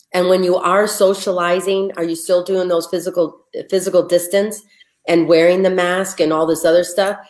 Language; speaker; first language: English; native; English